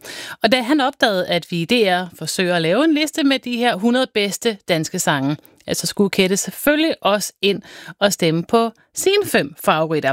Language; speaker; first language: Danish; native; Danish